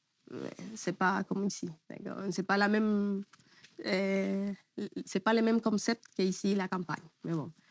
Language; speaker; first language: French; non-native, learner; Spanish